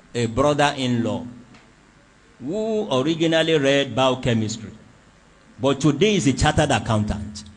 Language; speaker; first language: English; non-native, local second language; Yoruba